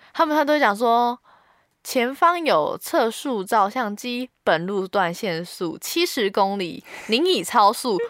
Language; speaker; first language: Chinese; native; Chinese